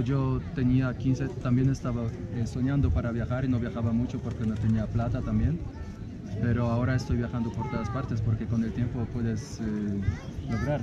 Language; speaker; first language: Spanish; non-native, fluent; Polish